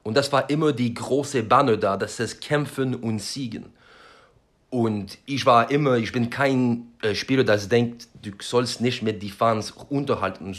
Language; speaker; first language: German; non-native, learner; French